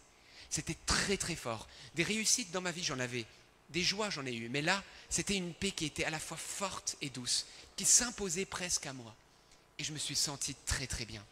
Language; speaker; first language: French; early bilingual, other home language; Arabic